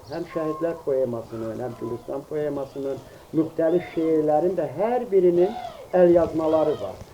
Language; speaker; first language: Azerbaijani; native; Azerbaijani